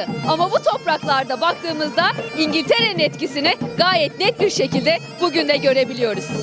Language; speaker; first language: Turkish; native; Turkish